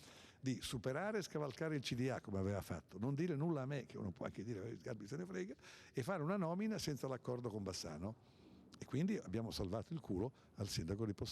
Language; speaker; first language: Italian; native; Italian